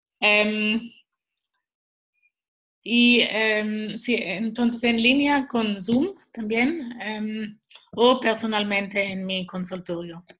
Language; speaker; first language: Spanish; non-native, learner; Swiss German